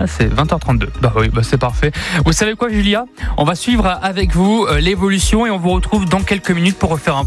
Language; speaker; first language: French; native; French